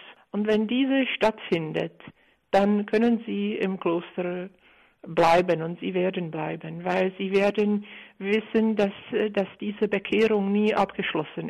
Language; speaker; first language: German; non-native, fluent; Czech